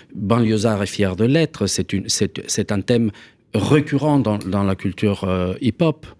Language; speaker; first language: French; non-native, fluent; Spanish